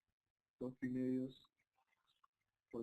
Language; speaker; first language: Spanish; native; Spanish